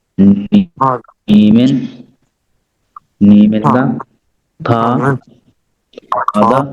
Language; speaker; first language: Chinese; non-native, fluent; Bangla